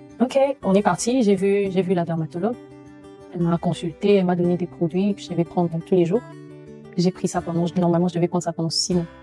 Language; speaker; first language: French; non-native, local second language; Lingala